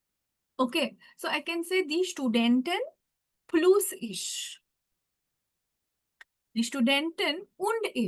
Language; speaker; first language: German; non-native, fluent; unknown